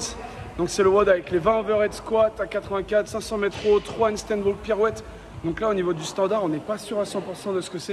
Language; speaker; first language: French; native; French